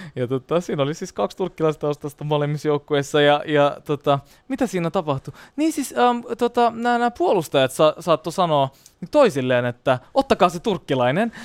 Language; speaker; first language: Finnish; non-native, fluent; Turkish